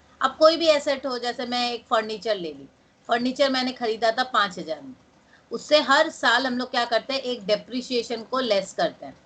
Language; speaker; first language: Hindi; non-native, local second language; Bangla